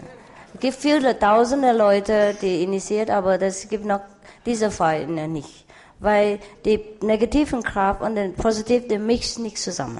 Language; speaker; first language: German; non-native, learner; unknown